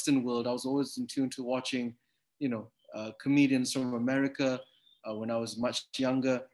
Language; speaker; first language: English; native; English